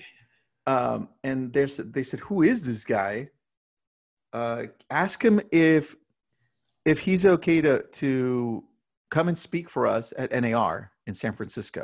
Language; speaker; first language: English; native; English